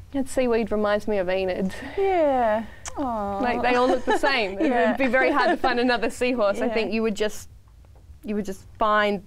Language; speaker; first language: English; native; English